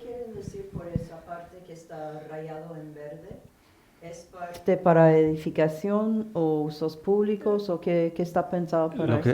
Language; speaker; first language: Spanish; non-native, fluent; English